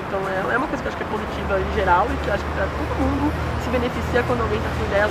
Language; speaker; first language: Portuguese; native; Portuguese